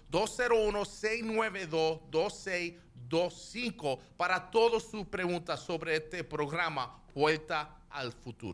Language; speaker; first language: Spanish; early bilingual, heritage; Spanish